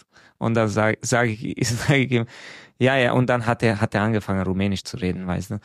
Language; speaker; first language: German; non-native, fluent; Romanian